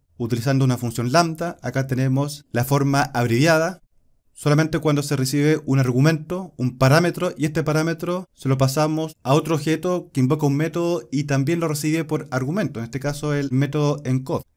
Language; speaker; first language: Spanish; native; Spanish